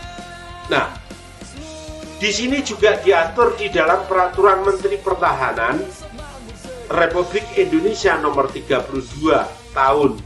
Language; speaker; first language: Indonesian; native; Indonesian